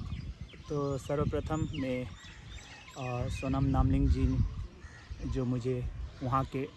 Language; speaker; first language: Hindi; non-native, local second language; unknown